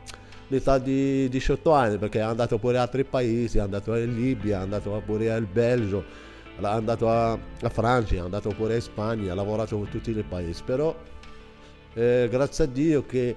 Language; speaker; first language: Italian; non-native, learner; Arabic